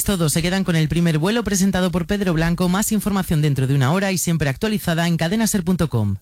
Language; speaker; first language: Spanish; native; Spanish